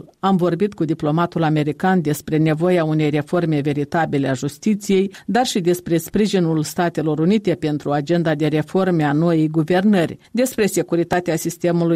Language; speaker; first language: Romanian; native; Romanian